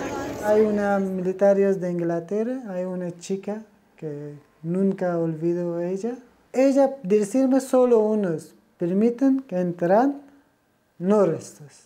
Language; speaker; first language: Spanish; non-native, learner; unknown